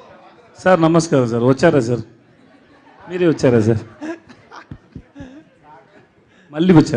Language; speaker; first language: Telugu; non-native, learner; Tamil